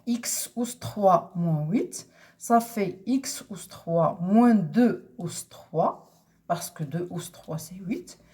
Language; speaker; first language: French; non-native, local second language; Arabic